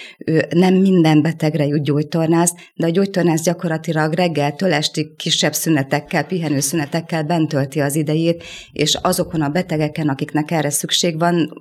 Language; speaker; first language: Hungarian; native; Hungarian